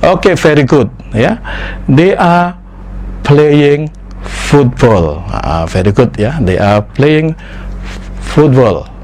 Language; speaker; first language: English; non-native, fluent; Indonesian